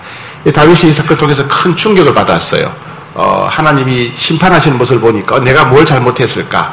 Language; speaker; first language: Korean; native; Korean